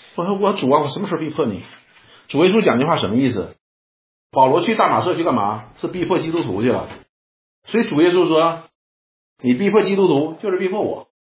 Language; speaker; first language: Chinese; native; Chinese